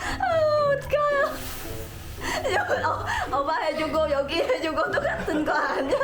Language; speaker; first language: Korean; non-native, learner; Vietnamese